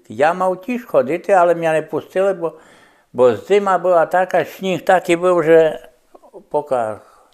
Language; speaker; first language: Polish; non-native, local second language; Rusyn